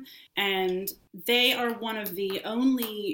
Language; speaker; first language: English; native; English